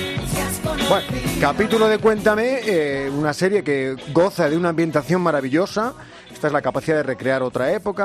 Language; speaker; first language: Spanish; native; Spanish